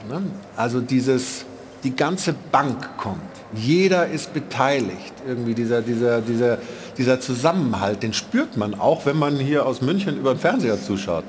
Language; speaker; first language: German; native; German